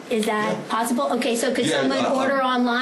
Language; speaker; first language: English; native; English